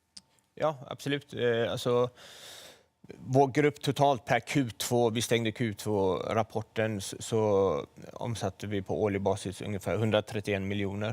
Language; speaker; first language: Swedish; native; Swedish